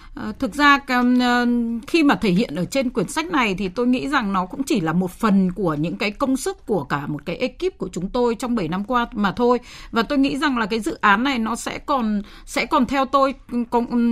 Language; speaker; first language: Vietnamese; native; Vietnamese